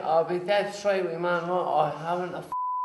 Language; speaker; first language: English; native; English